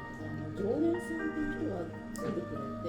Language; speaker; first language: Japanese; native; Japanese